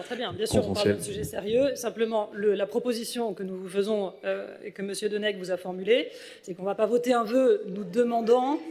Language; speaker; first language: French; native; French